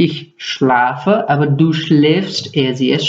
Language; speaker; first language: German; non-native, fluent; Nepali